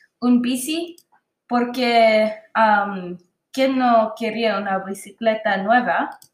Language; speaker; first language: Spanish; non-native, learner; English